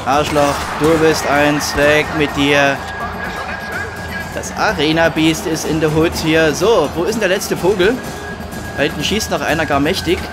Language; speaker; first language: German; native; German